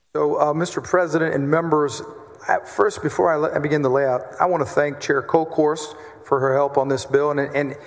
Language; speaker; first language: English; native; English